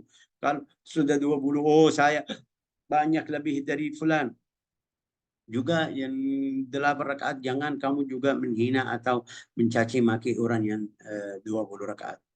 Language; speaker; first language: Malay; non-native, fluent; Arabic